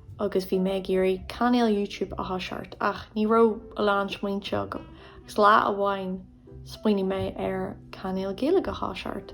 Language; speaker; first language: Irish; non-native, local second language; English